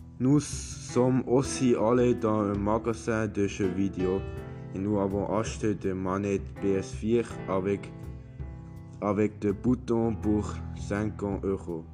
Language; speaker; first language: French; non-native, learner; German